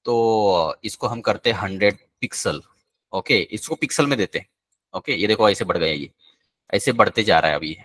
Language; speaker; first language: Hindi; non-native, local second language; Marathi